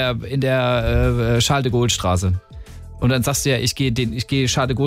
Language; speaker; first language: German; native; German